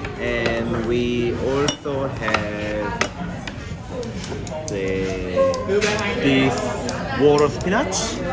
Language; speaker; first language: English; non-native, learner; Korean